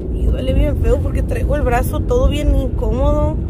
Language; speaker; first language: Spanish; early bilingual, heritage; Spanish